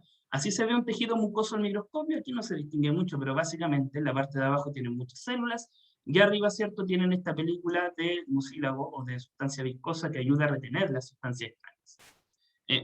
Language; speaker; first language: Spanish; native; Spanish